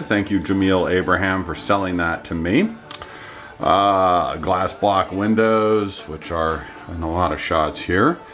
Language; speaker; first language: English; native; English